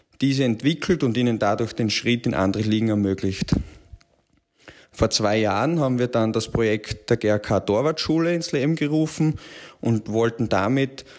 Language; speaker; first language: German; native; German